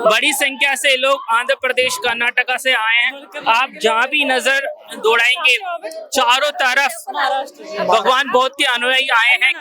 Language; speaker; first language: Hindi; native; Hindi